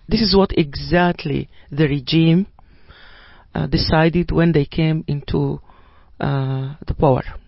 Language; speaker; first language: English; non-native, fluent; Arabic